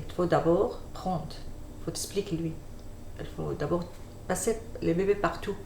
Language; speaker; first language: French; non-native, learner; Arabic